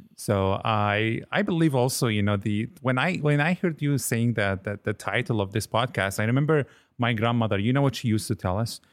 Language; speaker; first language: English; non-native, fluent; Arabic